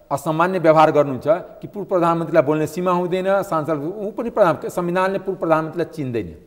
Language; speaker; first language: Nepali; non-native, local second language; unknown